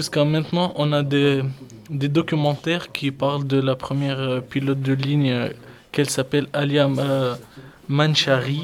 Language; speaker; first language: French; non-native, local second language; Arabic